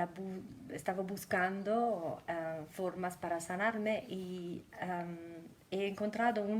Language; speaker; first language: Spanish; non-native, fluent; German